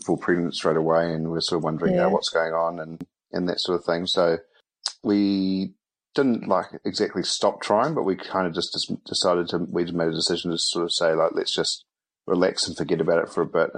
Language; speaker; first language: English; native; English